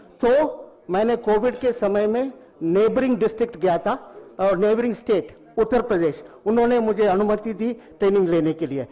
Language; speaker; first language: Hindi; non-native, local second language; Tamil